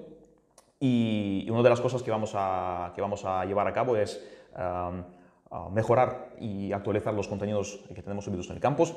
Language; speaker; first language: Spanish; native; Spanish